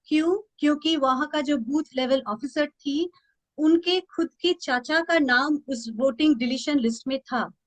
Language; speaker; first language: Hindi; non-native, local second language; Bangla